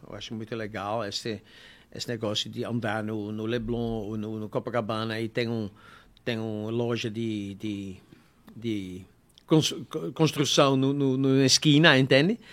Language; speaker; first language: Portuguese; non-native, fluent; Dutch